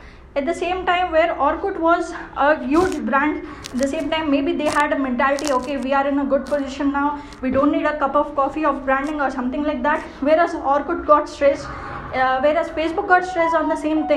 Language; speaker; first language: English; non-native, local second language; Hindi